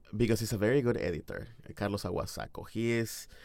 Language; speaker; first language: English; non-native, fluent; Spanish